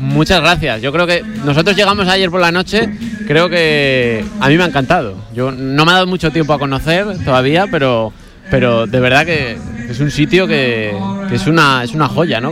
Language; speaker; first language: Spanish; native; Spanish